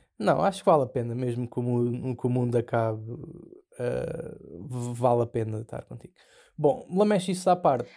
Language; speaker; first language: Portuguese; native; Portuguese